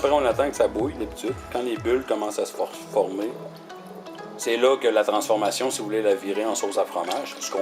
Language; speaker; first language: French; native; French